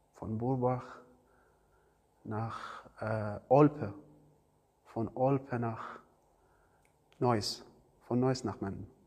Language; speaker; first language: German; non-native, learner; Arabic